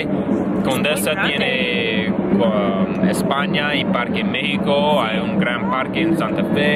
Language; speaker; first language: Spanish; non-native, learner; English